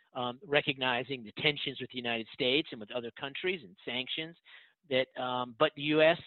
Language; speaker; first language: English; native; English